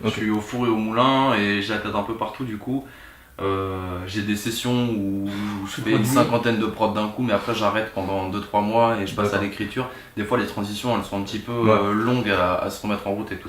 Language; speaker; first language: French; native; French